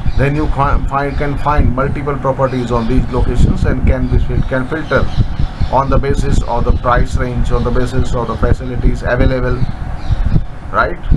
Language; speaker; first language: English; non-native, local second language; Hindi